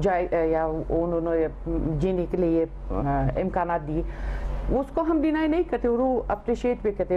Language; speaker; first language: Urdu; non-native, fluent; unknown